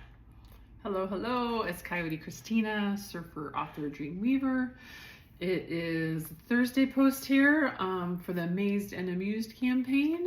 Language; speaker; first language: English; native; English